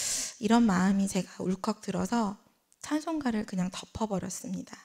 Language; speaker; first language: Korean; native; Korean